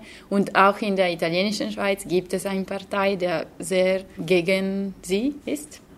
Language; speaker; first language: German; non-native, fluent; Slovenian